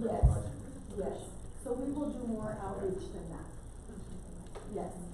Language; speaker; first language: English; native; English